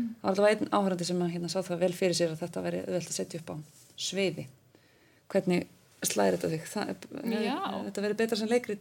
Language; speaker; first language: Icelandic; native; Icelandic